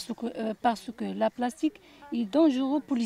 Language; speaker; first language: French; non-native, learner; Arabic